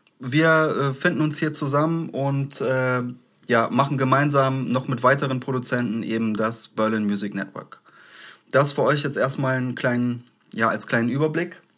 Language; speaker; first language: German; native; German